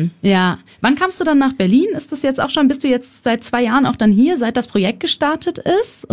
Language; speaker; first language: German; native; German